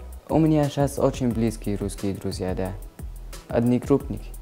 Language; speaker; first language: Russian; non-native, learner; Arabic